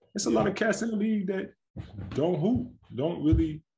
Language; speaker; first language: English; native; English